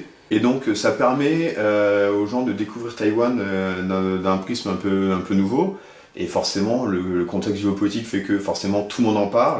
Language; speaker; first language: French; native; French